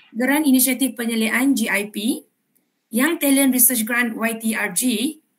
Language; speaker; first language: English; non-native, local second language; Malay